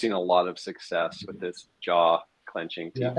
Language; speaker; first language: English; native; English